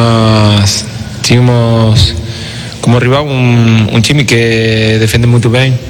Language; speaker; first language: Portuguese; non-native, learner; Spanish